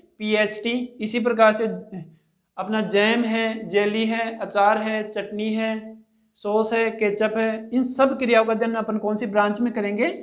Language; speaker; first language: Hindi; native; Hindi